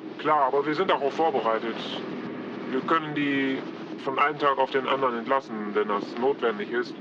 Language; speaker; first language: German; non-native, fluent; Polish